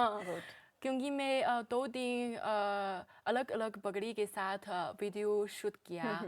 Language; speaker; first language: Hindi; non-native, learner; Chinese